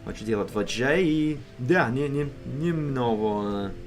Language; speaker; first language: Russian; non-native, learner; English